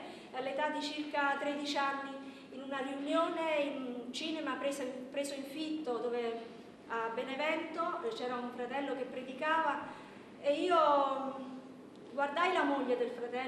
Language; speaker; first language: Italian; native; Italian